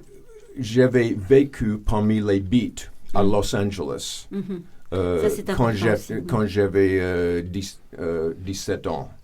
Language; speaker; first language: French; non-native, fluent; English